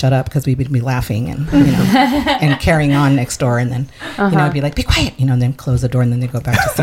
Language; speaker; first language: English; early bilingual, other home language; Spanish